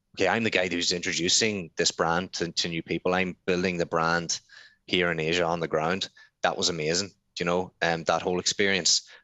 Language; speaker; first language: English; native; English